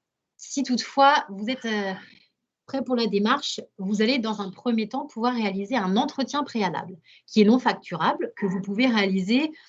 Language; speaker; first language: French; native; French